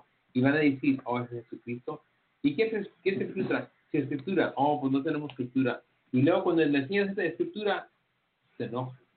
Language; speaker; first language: Spanish; early bilingual, heritage; Spanish